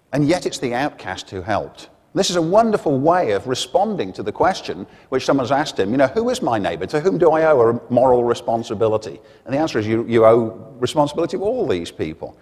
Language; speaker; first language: English; native; English